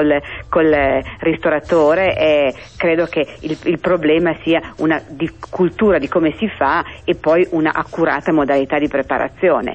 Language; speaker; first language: Italian; native; Italian